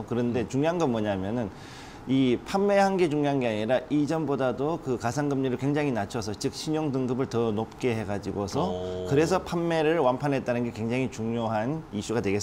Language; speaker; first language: Korean; native; Korean